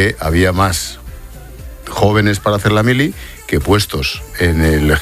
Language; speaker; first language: Spanish; native; Spanish